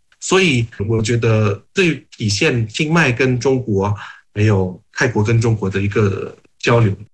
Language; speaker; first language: Chinese; non-native, fluent; Thai